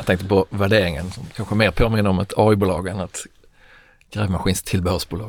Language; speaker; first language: Swedish; native; Swedish